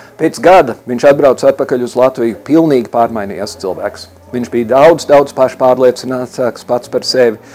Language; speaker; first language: Latvian; early bilingual, heritage; Latvian